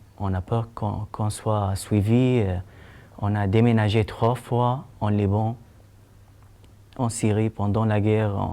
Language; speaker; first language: French; non-native, learner; Arabic